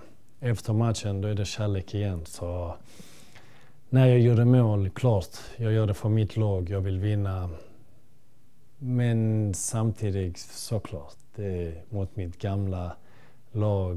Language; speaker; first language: Swedish; early bilingual, other home language; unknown